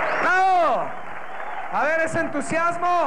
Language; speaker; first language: Spanish; native; Spanish